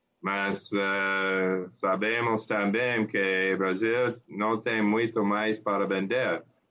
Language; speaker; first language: Portuguese; non-native, learner; English